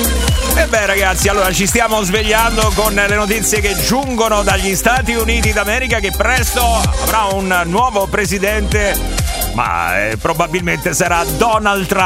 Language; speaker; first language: Italian; native; Italian